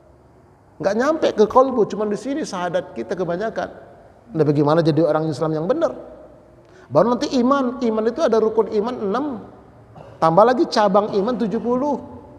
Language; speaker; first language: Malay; non-native, local second language; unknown